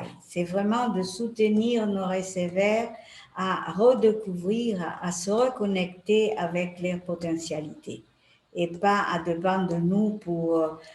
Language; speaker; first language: French; non-native, fluent; Italian